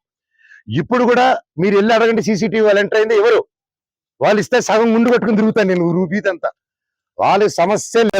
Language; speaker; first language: Telugu; native; Telugu